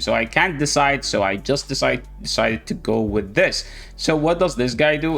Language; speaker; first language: English; non-native, fluent; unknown